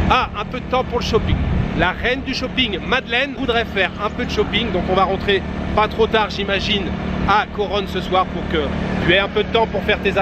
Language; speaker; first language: French; native; French